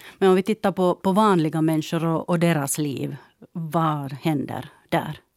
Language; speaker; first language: Swedish; native; Swedish